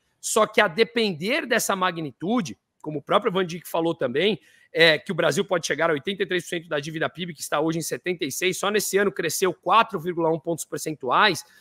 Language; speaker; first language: Portuguese; native; Portuguese